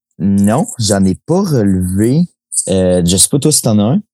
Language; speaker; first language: French; native; French